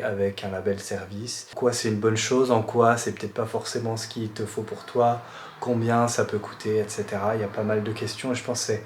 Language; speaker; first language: French; native; French